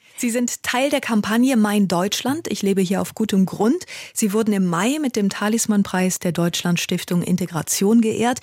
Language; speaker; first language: German; native; German